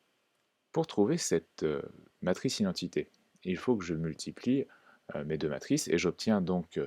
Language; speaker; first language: French; native; French